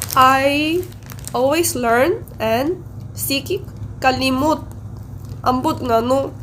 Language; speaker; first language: Cebuano; non-native, learner; Korean